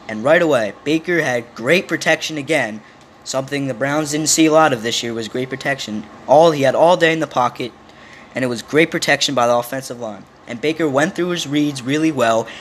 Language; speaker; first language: English; native; English